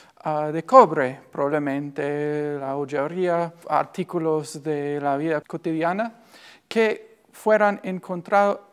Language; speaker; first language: Spanish; non-native, fluent; English